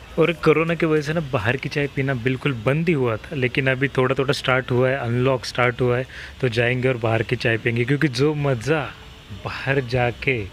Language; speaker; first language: Hindi; non-native, local second language; Marathi